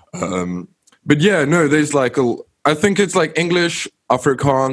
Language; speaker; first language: English; non-native, local second language; Afrikaans